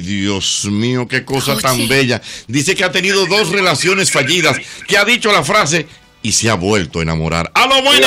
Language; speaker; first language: Spanish; native; Spanish